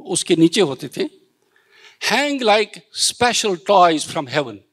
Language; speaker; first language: Hindi; native; Hindi